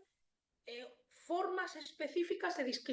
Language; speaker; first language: Spanish; native; Spanish